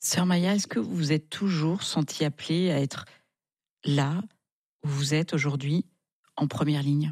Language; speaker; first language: French; native; French